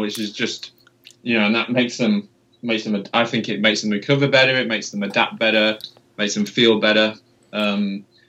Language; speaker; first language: English; native; English